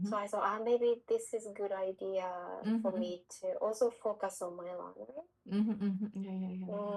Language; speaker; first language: English; non-native, learner; Japanese